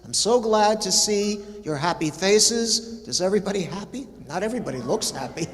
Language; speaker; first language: English; native; English